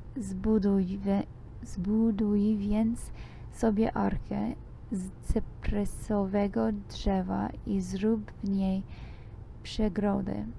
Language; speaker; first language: Polish; non-native, learner; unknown